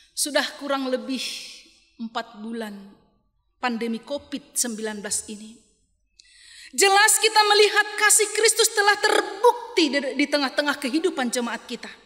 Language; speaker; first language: Indonesian; non-native, local second language; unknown